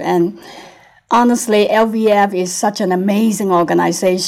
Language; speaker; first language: English; non-native, local second language; Cantonese